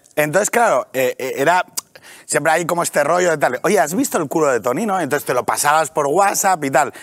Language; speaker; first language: Spanish; native; Spanish